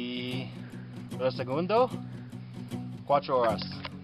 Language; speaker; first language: Spanish; non-native, learner; English